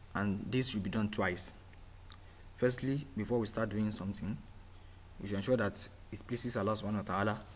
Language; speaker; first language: English; non-native, local second language; Yoruba